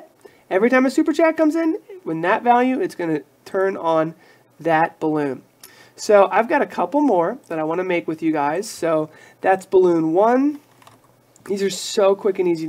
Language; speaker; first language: English; native; English